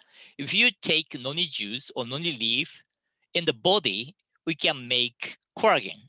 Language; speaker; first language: English; non-native, fluent; Japanese